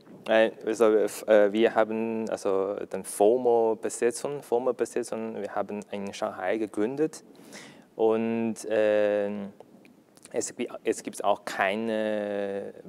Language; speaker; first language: German; non-native, learner; Chinese